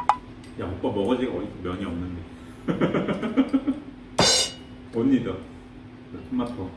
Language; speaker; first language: Korean; native; Korean